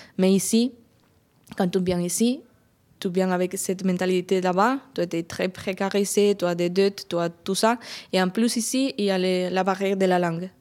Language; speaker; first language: French; non-native, fluent; Spanish